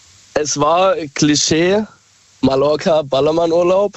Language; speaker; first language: German; native; German